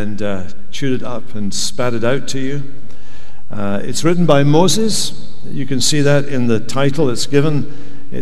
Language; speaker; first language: English; native; English